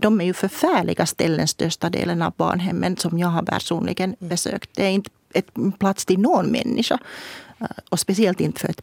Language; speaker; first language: Swedish; non-native, local second language; Finnish